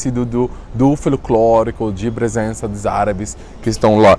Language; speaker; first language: Portuguese; non-native, fluent; Arabic